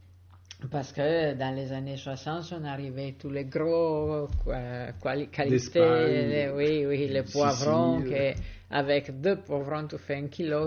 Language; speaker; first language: French; non-native, fluent; Italian